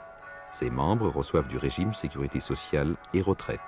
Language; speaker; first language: French; native; French